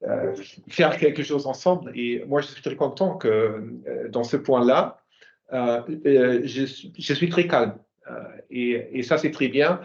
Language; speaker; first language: French; non-native, fluent; German